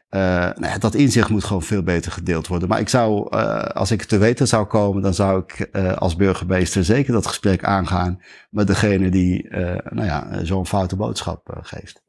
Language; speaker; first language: Dutch; early bilingual, other home language; Riffian